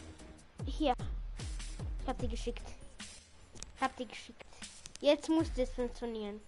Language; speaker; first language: German; early bilingual, other home language; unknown